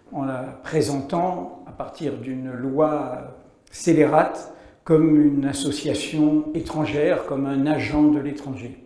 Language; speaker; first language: French; native; French